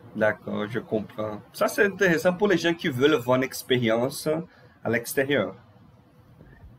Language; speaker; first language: French; non-native, fluent; Portuguese